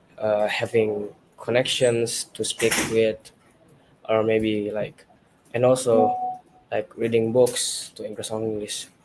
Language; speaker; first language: English; non-native, learner; Indonesian